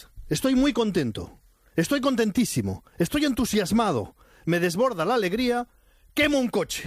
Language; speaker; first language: Spanish; native; Spanish